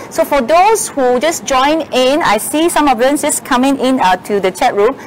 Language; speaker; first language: English; non-native, local second language; Chinese